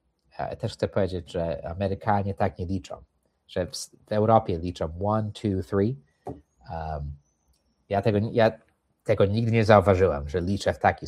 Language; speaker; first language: Polish; early bilingual, heritage; English